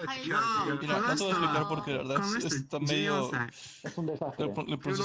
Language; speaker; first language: Spanish; native; Spanish